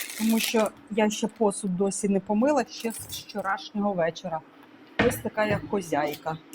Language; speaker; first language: Ukrainian; non-native, local second language; Russian